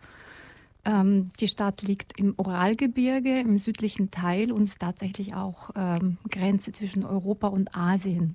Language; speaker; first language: German; non-native, fluent; Russian